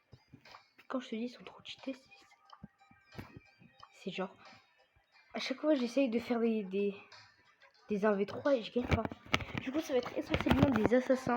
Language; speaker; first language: French; native; French